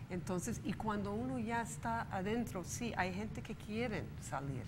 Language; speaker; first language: Spanish; non-native, fluent; English